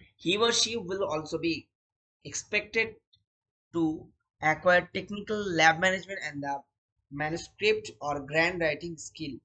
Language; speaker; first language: English; non-native, local second language; Bangla